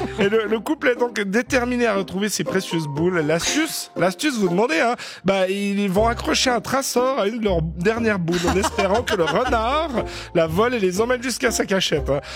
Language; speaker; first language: French; native; French